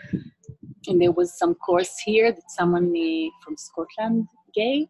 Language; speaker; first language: English; non-native, fluent; Hebrew